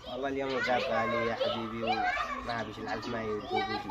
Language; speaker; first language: Arabic; native; Arabic